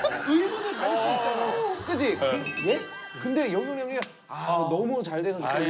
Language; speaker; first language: Korean; native; Korean